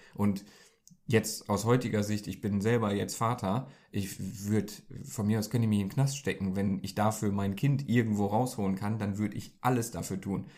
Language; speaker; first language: German; native; German